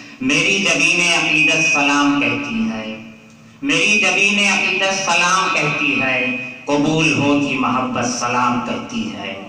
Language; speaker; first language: Urdu; native; Urdu